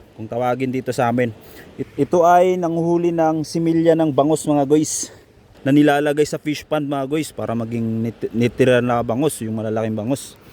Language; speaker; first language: Filipino; non-native, local second language; Iloko